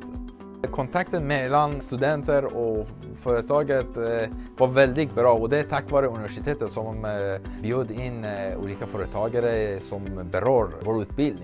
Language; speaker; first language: Swedish; non-native, fluent; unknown